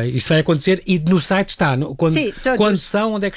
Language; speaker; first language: Portuguese; native; Portuguese